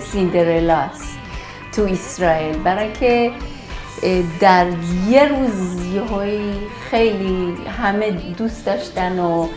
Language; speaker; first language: Persian; early bilingual, heritage; Persian